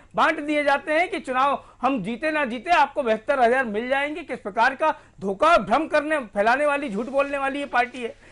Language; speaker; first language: Hindi; native; Hindi